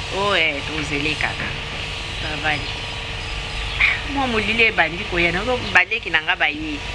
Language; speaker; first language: Lingala; non-native, local second language; Luba-Lulua